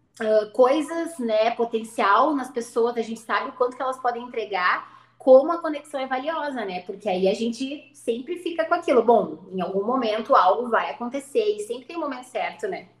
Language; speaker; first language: Portuguese; native; Portuguese